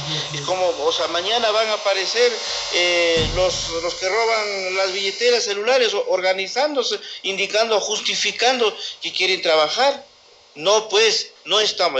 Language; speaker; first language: Spanish; native; Spanish